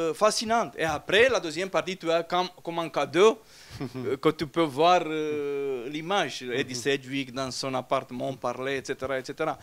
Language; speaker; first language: French; non-native, fluent; Romanian